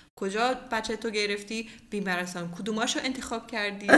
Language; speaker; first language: Persian; early bilingual, other home language; English